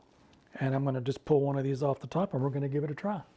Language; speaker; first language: English; native; English